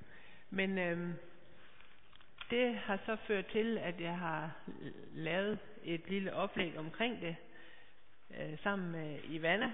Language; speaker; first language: Danish; native; Danish